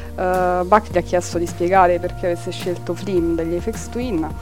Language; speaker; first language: Italian; native; Italian